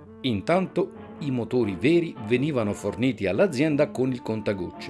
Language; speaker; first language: Italian; native; Italian